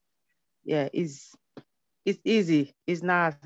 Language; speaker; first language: English; non-native, learner; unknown